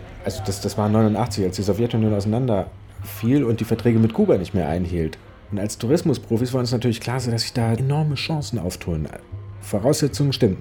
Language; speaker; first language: German; native; German